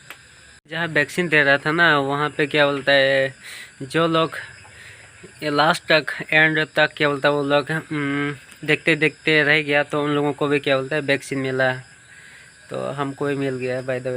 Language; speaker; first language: Hindi; non-native, local second language; Santali